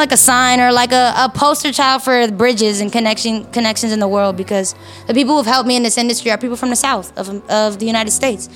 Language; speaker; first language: English; early bilingual, other home language; Spanish